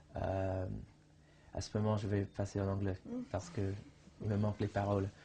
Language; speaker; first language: French; non-native, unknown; English